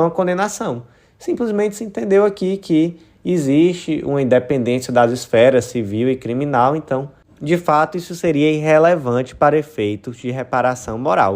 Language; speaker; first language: Portuguese; native; Portuguese